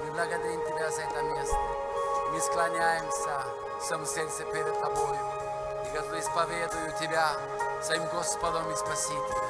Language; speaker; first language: Russian; non-native, fluent; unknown